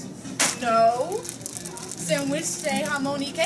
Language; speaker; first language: Spanish; non-native, learner; English